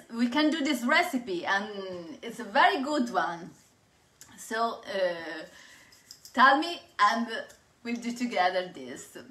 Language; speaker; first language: English; non-native, fluent; Italian